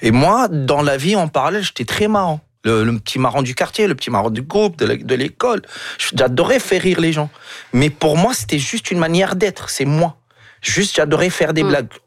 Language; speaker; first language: French; non-native, local second language; Arabic